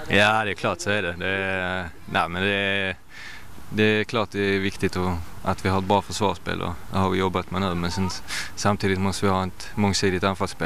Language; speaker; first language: Swedish; native; Swedish